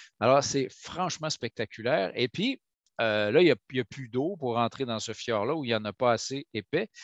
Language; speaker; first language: French; native; French